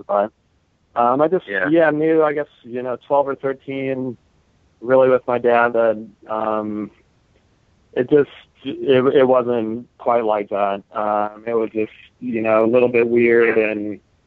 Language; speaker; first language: English; native; English